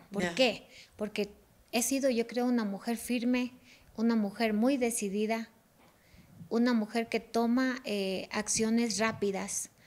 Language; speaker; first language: Spanish; native; Spanish